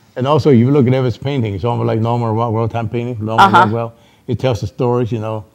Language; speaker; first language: English; non-native, local second language; Cantonese